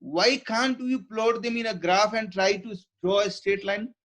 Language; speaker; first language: English; non-native, local second language; Nepali